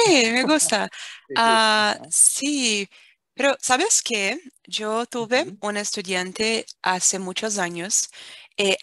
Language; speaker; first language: Spanish; non-native, fluent; Portuguese